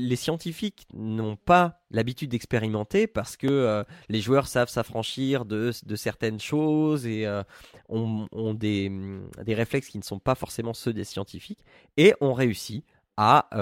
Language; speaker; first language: French; native; French